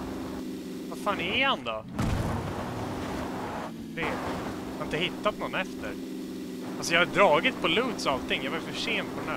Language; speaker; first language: Swedish; native; Swedish